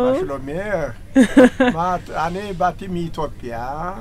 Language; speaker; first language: Hebrew; non-native, learner; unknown